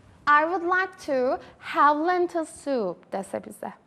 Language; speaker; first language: English; non-native, fluent; Turkish